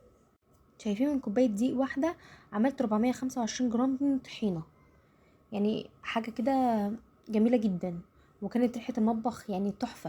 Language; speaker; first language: Arabic; native; Arabic